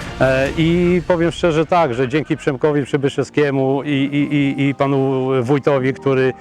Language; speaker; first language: Polish; native; Polish